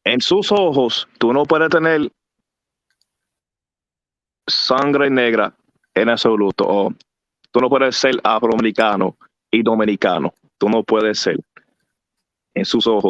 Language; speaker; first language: Spanish; early bilingual, heritage; English